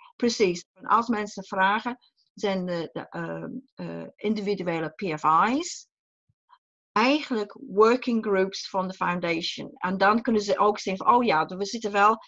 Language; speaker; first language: Dutch; non-native, fluent; English